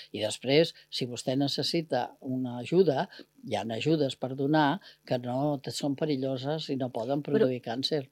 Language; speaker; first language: Catalan; native; Catalan